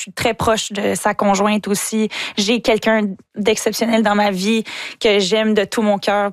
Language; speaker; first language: French; native; French